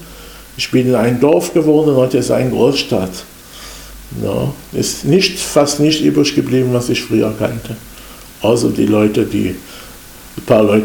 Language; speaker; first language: German; non-native, fluent; Hebrew